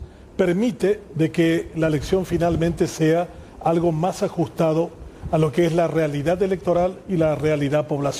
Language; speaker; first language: Spanish; native; Spanish